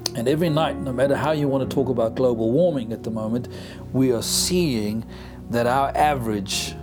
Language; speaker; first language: English; native; English